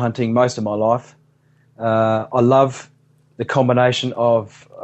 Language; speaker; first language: English; native; English